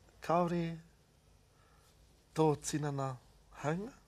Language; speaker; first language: Māori; non-native, learner; English